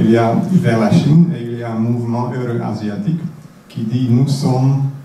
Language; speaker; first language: French; non-native, fluent; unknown